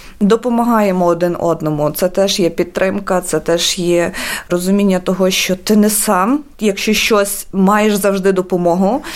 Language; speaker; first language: Ukrainian; native; Ukrainian